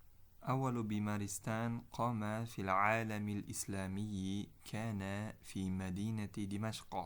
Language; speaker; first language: Arabic; non-native, fluent; Uzbek